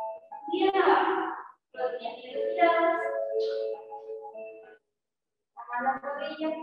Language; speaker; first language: Spanish; native; Spanish